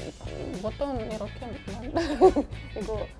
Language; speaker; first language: Korean; non-native, learner; English